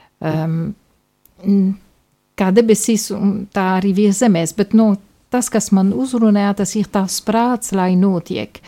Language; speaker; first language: Latvian; non-native, fluent; Polish